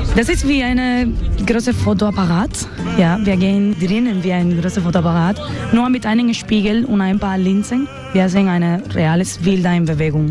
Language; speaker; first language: German; non-native, learner; Spanish